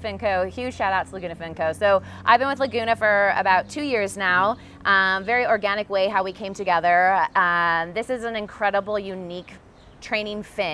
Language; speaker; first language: English; native; English